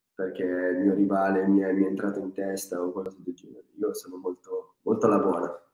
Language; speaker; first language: Italian; native; Italian